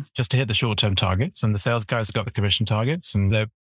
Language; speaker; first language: English; native; English